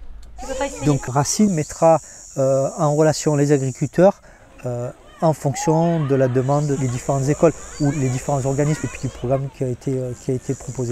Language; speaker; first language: French; native; French